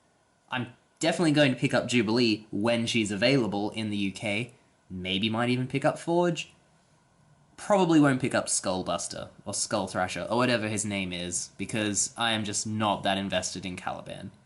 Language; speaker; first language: English; native; English